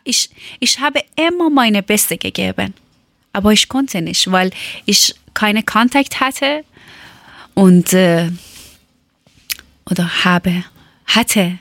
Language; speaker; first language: German; non-native, learner; Persian